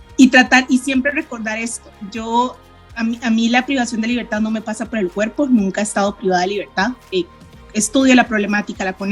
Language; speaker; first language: Spanish; native; Spanish